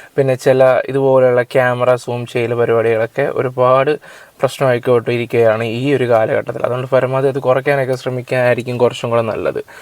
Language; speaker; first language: Malayalam; native; Malayalam